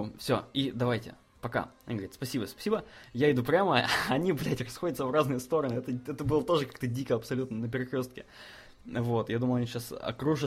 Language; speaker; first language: Russian; native; Russian